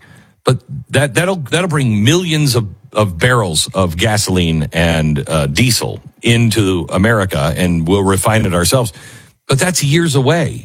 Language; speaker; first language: English; native; English